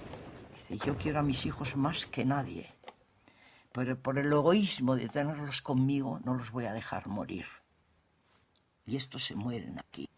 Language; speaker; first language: Spanish; native; Spanish